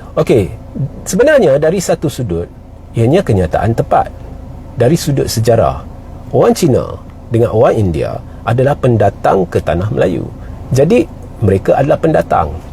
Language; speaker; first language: Malay; native; Malay